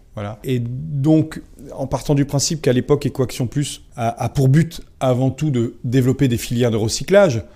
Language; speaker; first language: French; native; French